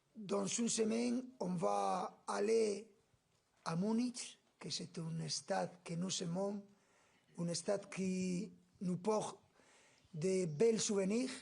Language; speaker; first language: French; non-native, fluent; Spanish